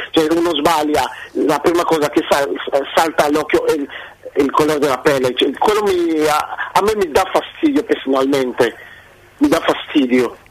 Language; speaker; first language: Italian; non-native, fluent; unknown